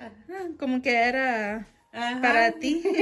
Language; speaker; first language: Spanish; early bilingual, heritage; English